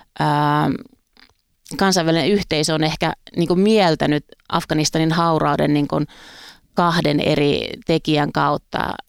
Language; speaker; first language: Finnish; native; Finnish